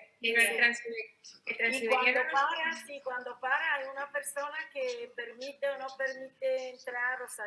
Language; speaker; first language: Spanish; non-native, fluent; Bulgarian